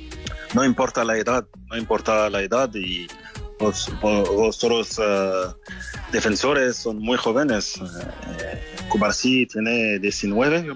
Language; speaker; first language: Spanish; non-native, fluent; French